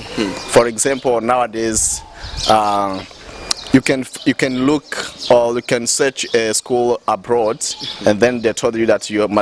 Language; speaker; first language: English; non-native, local second language; Rundi